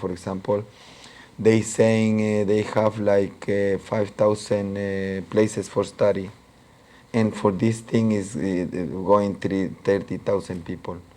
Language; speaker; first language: English; non-native, local second language; Spanish